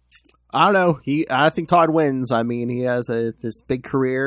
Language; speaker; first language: English; native; English